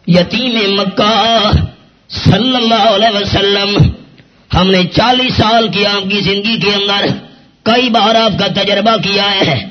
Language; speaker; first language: Urdu; non-native, local second language; Pashto